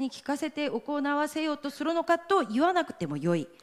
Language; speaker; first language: Japanese; non-native, fluent; Korean